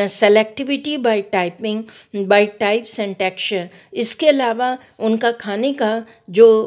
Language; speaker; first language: Hindi; native; Hindi